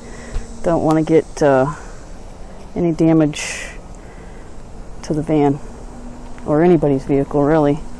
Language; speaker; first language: English; native; English